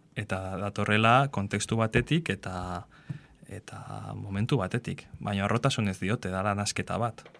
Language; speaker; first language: Basque; non-native, local second language; Spanish